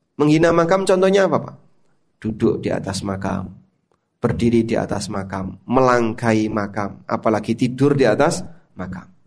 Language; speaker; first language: Indonesian; non-native, local second language; Javanese